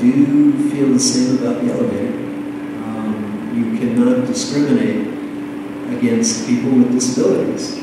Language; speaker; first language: English; native; English